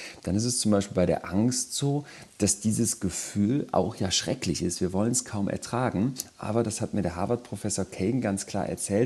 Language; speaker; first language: German; native; German